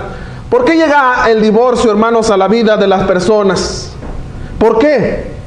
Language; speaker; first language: Spanish; native; Spanish